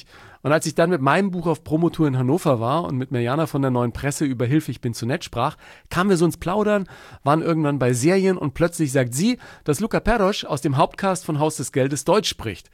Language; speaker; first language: German; native; German